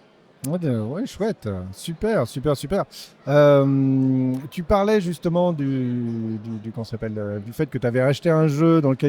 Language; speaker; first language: French; native; French